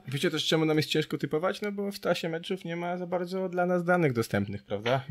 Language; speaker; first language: Polish; native; Polish